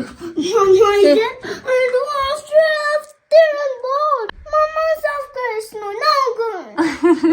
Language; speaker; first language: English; early bilingual, other home language; Urdu